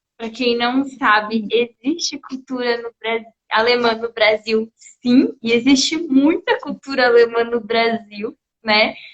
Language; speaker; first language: Portuguese; native; Portuguese